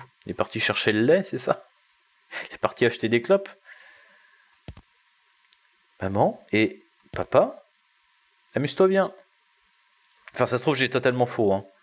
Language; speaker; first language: French; native; French